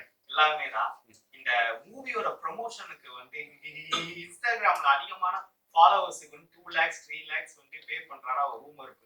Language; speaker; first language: Tamil; native; Tamil